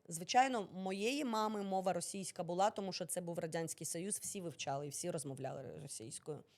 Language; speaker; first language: Ukrainian; early bilingual, other home language; Russian